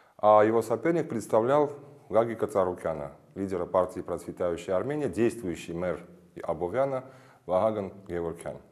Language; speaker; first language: Russian; non-native, local second language; Armenian